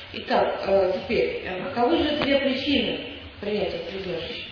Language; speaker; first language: Russian; native; Russian